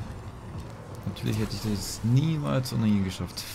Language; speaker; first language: German; native; German